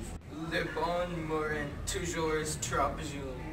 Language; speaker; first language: French; non-native, learner; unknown